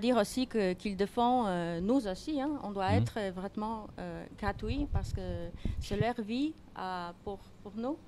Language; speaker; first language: French; non-native, fluent; Polish